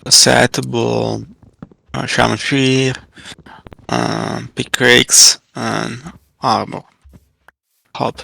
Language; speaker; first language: Persian; non-native, learner; Italian